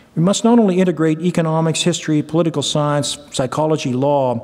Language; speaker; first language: English; native; English